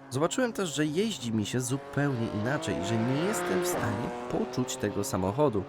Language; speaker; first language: Polish; native; Polish